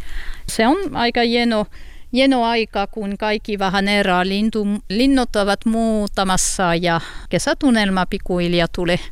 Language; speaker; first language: Finnish; non-native, learner; French